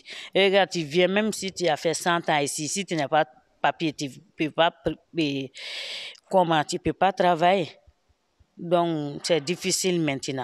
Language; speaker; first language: French; non-native, learner; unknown